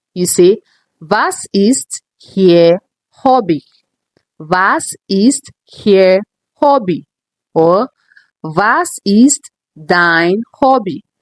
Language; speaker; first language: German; non-native, learner; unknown